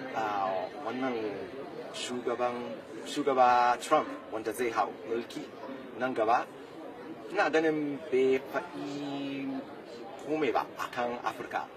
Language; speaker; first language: Hausa; non-native, fluent; English